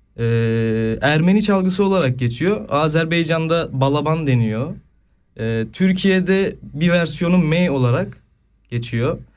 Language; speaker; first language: Turkish; native; Turkish